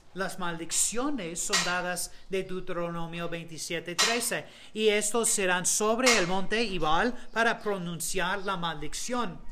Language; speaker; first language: Spanish; non-native, fluent; English